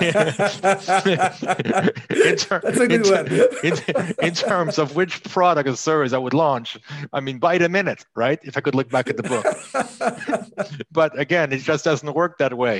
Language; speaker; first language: English; non-native, fluent; Swiss German